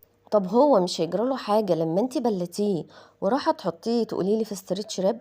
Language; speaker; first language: Arabic; native; Arabic